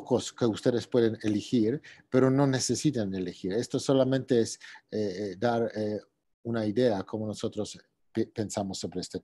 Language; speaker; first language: Spanish; non-native, fluent; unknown